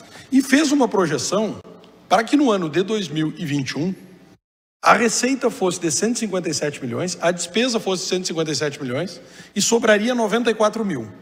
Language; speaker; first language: Portuguese; native; Portuguese